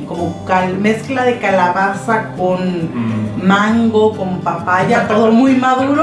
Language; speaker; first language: Spanish; non-native, local second language; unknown